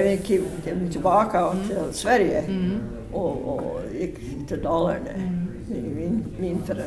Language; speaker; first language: Swedish; early bilingual, heritage; English